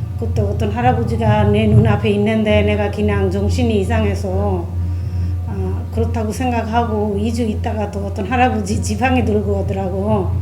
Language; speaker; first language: Korean; non-native, fluent; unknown